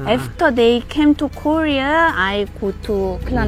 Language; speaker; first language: English; non-native, learner; Korean